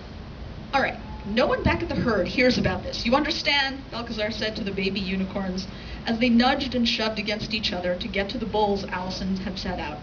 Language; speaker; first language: English; native; English